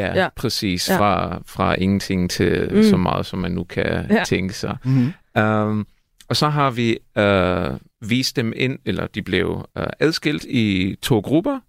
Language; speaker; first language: Danish; non-native, fluent; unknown